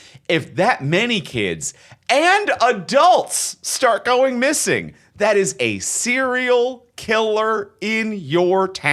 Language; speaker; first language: English; native; English